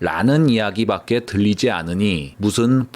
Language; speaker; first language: Korean; native; Korean